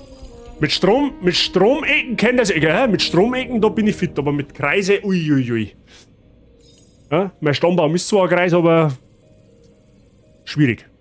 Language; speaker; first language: German; native; German